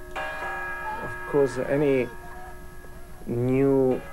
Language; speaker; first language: English; non-native, fluent; Italian